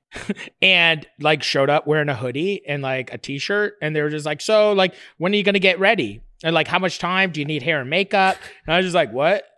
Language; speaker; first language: English; native; English